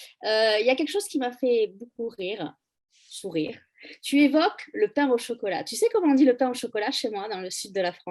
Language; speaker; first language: French; native; French